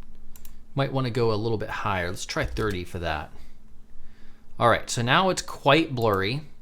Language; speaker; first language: English; native; English